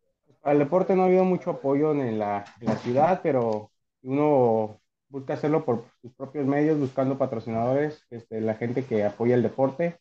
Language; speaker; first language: Spanish; native; Spanish